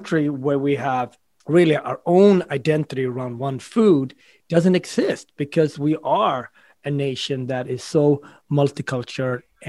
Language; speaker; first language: English; non-native, fluent; Swedish